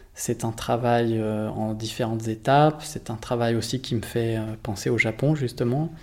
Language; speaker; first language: French; native; French